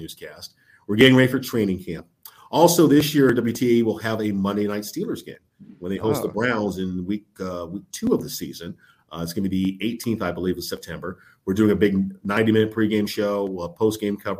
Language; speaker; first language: English; native; English